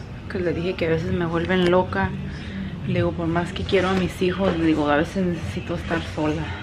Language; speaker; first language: Spanish; early bilingual, heritage; Spanish